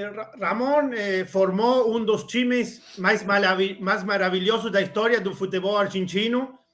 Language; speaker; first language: Portuguese; non-native, learner; Spanish